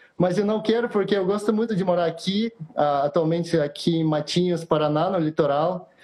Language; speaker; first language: Portuguese; non-native, fluent; Russian